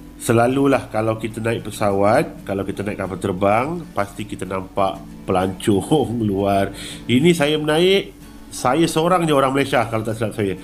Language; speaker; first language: Malay; native; Malay